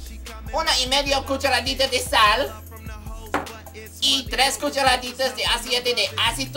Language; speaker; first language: Spanish; non-native, learner; English